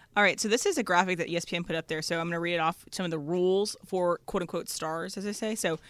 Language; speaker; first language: English; native; English